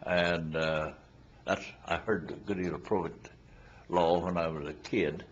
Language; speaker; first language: English; native; English